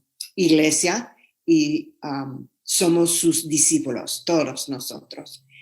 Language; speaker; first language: Spanish; non-native, fluent; English